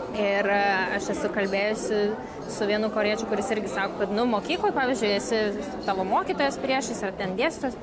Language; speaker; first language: Lithuanian; native; Lithuanian